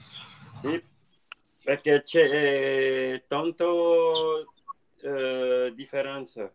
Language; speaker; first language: Italian; non-native, learner; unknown